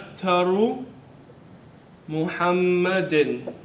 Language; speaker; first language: Arabic; non-native, fluent; English